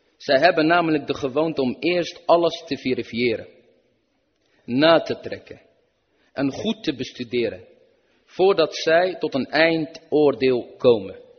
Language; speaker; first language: Dutch; early bilingual, other home language; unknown